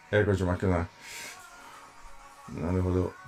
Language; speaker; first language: Japanese; non-native, learner; English